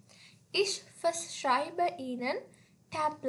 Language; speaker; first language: German; non-native, learner; Sinhala